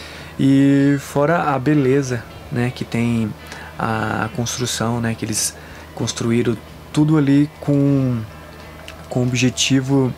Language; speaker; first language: Portuguese; native; Portuguese